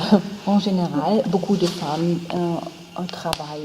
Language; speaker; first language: French; non-native, fluent; German